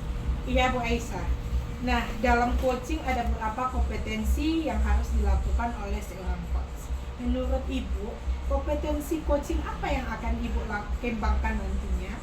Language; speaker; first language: Indonesian; native; Indonesian